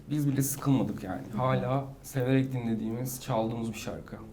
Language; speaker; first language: Turkish; native; Turkish